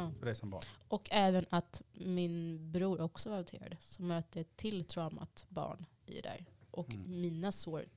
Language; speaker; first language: Swedish; early bilingual, other home language; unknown